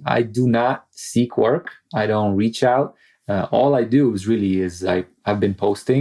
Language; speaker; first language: English; non-native, fluent; Italian